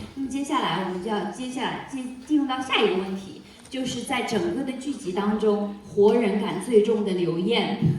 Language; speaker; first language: Chinese; native; Chinese